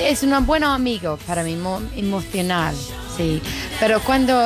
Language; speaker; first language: Spanish; non-native, learner; English